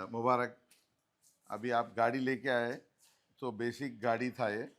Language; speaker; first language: Hindi; non-native, local second language; Telugu